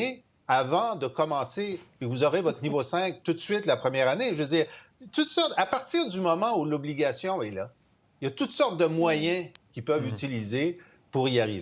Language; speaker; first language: French; native; French